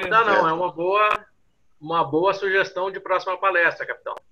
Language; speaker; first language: Portuguese; native; Portuguese